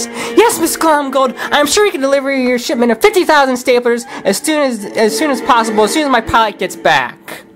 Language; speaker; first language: English; native; English